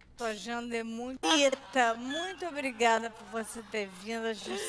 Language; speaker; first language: Portuguese; native; Portuguese